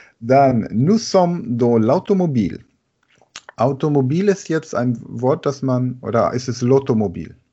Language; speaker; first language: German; native; German